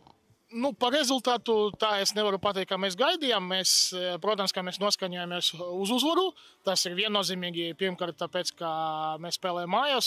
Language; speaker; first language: Latvian; non-native, local second language; Russian